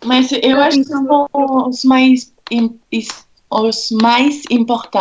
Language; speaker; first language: Portuguese; non-native, fluent; French